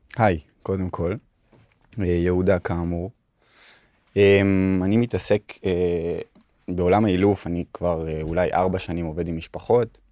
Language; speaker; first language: Hebrew; native; Hebrew